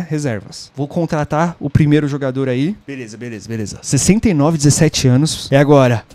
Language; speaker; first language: Portuguese; native; Portuguese